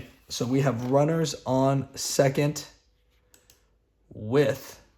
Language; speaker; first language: English; native; English